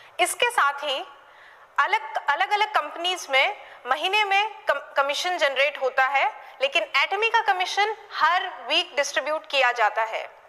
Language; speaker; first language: Hindi; native; Hindi